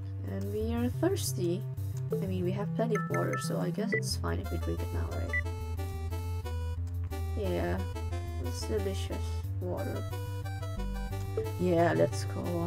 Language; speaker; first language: English; non-native, fluent; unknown